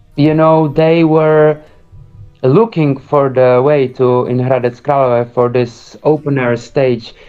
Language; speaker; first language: English; early bilingual, other home language; Czech